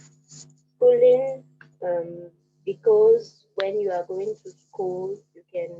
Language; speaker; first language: English; non-native, fluent; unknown